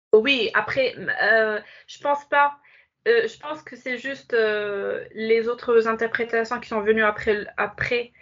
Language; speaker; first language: French; non-native, local second language; Arabic